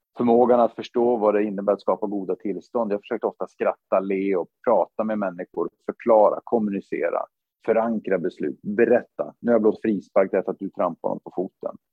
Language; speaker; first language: Swedish; native; Swedish